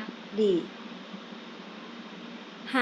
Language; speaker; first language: English; non-native, learner; Vietnamese